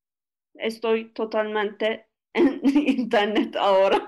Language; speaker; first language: Spanish; non-native, learner; Turkish